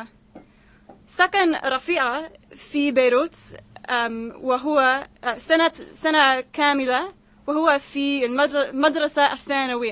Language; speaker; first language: Arabic; non-native, fluent; English